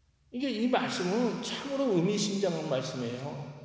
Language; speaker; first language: Korean; native; Korean